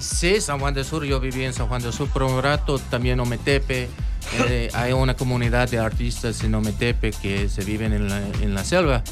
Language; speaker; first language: Spanish; non-native, local second language; English